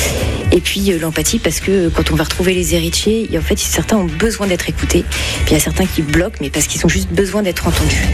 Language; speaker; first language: French; native; French